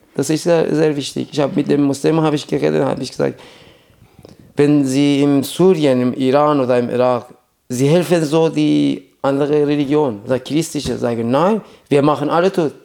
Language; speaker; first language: German; non-native, learner; Persian